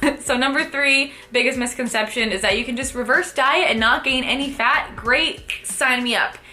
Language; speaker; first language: English; native; English